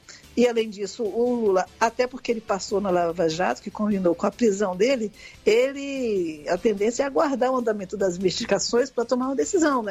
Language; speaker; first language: Portuguese; native; Portuguese